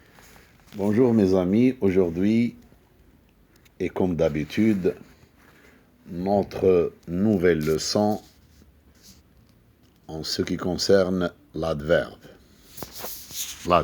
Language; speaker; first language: French; non-native, local second language; Arabic